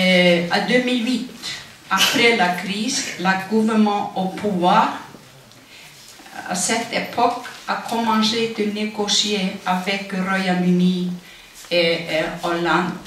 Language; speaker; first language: French; non-native, fluent; Icelandic